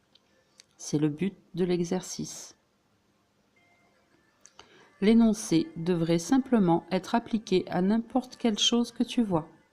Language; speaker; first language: French; native; French